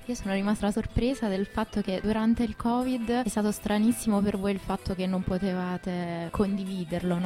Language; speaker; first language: Italian; native; Italian